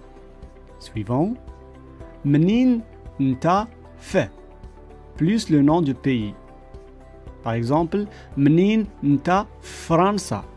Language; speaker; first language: French; non-native, local second language; Arabic